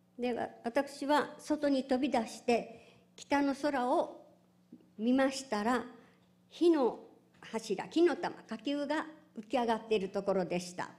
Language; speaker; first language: Japanese; native; Japanese